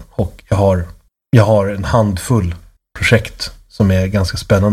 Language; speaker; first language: Swedish; native; Swedish